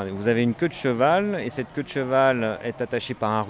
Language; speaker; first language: French; native; French